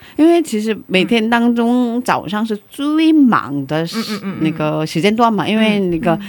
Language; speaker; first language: Chinese; native; Chinese